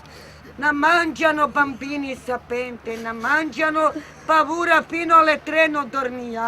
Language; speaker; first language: Italian; non-native, learner; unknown